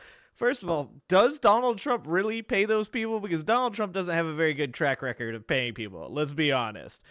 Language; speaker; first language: English; native; English